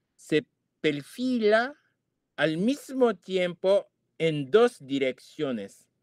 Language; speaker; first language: Spanish; non-native, fluent; Japanese